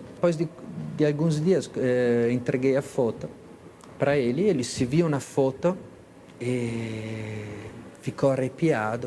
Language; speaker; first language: Portuguese; non-native, fluent; Italian